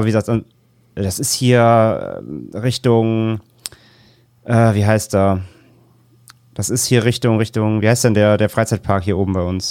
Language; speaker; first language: German; native; German